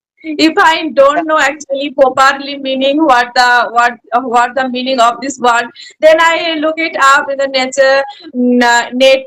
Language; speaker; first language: English; non-native, learner; Bangla